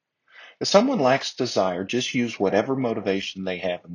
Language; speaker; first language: English; native; English